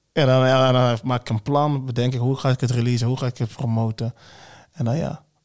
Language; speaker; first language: Dutch; early bilingual, other home language; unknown